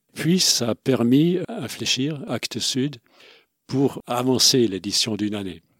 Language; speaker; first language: French; non-native, fluent; Swiss German